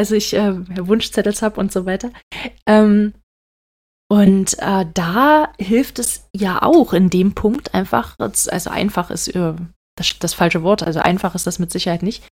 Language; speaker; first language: German; native; German